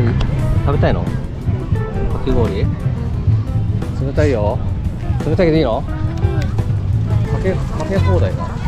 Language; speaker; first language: Japanese; native; Japanese